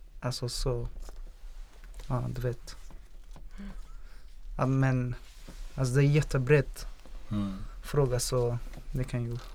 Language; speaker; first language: Swedish; non-native, fluent; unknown